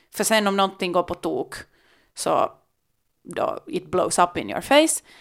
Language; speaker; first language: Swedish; native; Swedish